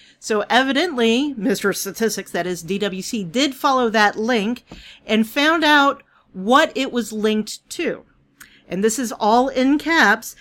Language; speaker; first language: English; native; English